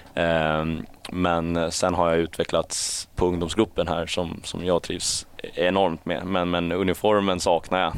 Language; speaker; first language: Swedish; early bilingual, other home language; Chinese